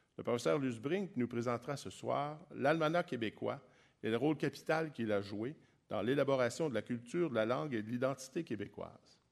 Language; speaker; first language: French; native; French